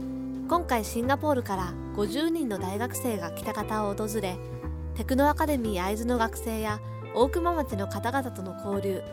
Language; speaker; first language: Japanese; native; Japanese